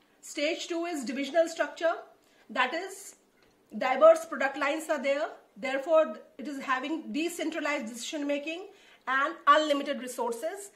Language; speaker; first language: English; non-native, local second language; Hindi